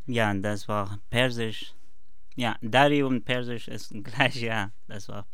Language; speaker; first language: German; non-native, learner; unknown